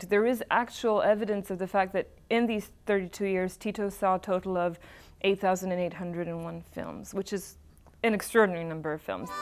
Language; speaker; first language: English; non-native, fluent; Serbian